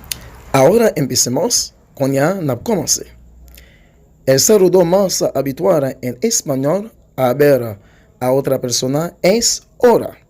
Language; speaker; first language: Spanish; non-native, local second language; Haitian Creole